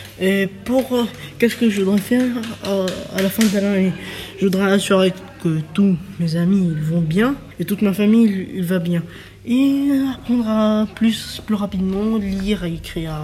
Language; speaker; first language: French; non-native, learner; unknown